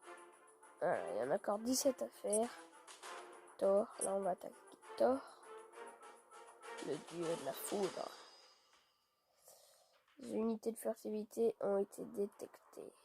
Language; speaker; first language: French; native; French